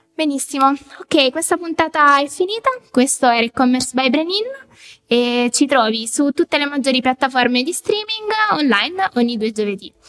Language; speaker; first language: Italian; native; Italian